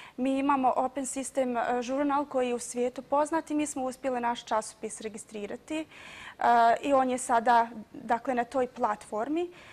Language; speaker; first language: Croatian; native; Croatian